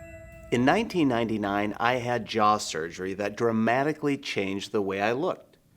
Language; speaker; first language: English; native; English